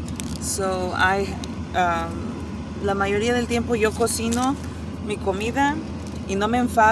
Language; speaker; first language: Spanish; early bilingual, heritage; Spanish